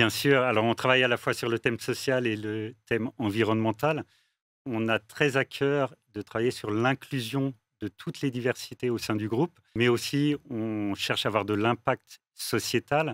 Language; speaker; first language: French; native; French